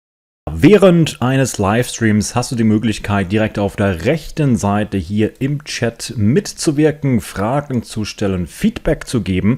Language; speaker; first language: German; native; German